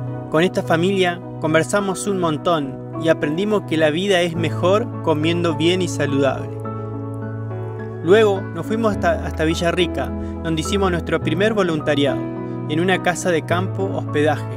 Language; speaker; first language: Spanish; native; Spanish